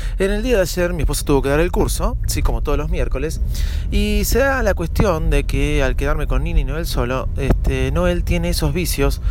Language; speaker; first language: Spanish; native; Spanish